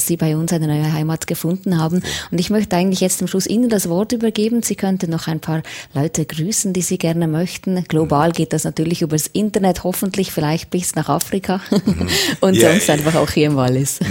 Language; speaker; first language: German; native; German